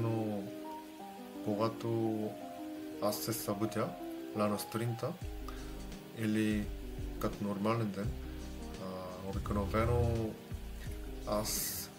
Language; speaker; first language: Bulgarian; non-native, learner; Korean